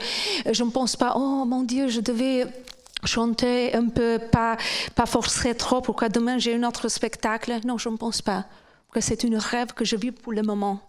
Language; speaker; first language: French; non-native, fluent; Albanian